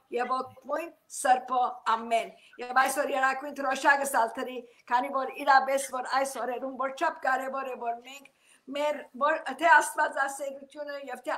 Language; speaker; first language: Armenian; early bilingual, heritage; Armenian